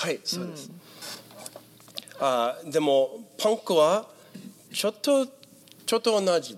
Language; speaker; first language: Japanese; non-native, learner; English